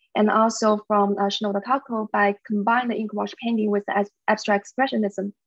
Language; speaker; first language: English; non-native, fluent; Chinese